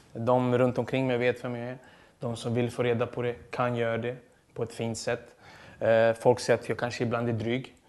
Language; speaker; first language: Swedish; early bilingual, other home language; Serbian